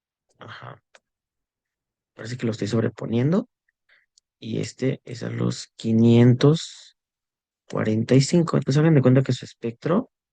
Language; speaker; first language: Spanish; native; Spanish